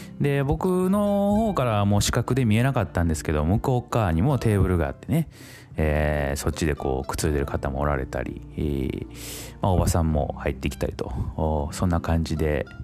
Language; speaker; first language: Japanese; native; Japanese